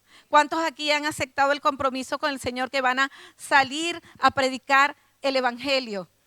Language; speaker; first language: Spanish; native; Spanish